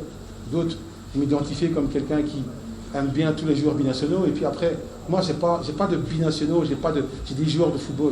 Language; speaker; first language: French; native; French